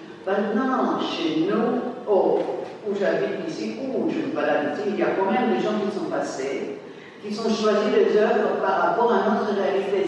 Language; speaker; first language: French; non-native, fluent; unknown